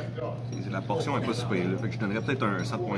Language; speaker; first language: French; native; French